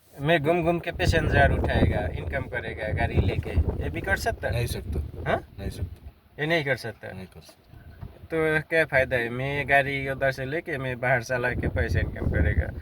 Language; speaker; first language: Hindi; non-native, fluent; Bangla